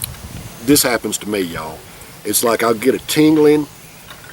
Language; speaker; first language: English; native; English